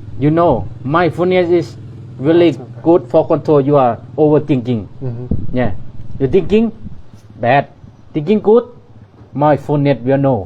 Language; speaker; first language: English; non-native, learner; Thai